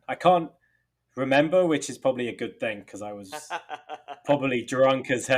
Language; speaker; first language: English; native; English